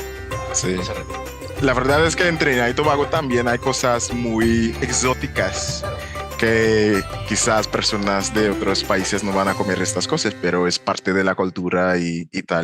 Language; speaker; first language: Spanish; non-native, fluent; English